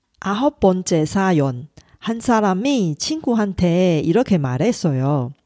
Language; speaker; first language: Korean; non-native, fluent; Chinese